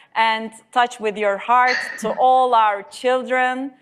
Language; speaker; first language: English; non-native, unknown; Turkish